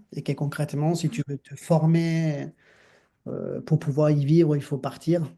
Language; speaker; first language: French; non-native, fluent; Spanish